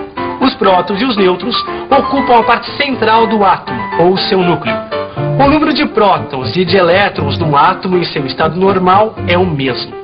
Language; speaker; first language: Portuguese; native; Portuguese